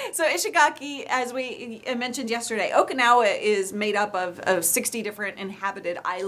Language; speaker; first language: English; native; English